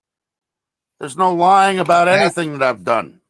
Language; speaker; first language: English; native; English